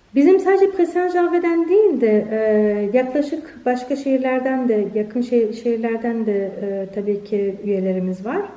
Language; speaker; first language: Turkish; early bilingual, heritage; Turkish